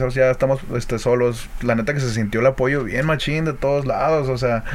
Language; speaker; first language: Spanish; native; Spanish